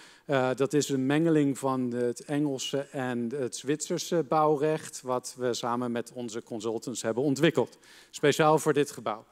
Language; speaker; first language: Dutch; native; Dutch